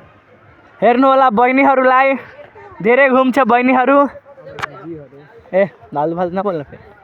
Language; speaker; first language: Nepali; non-native, local second language; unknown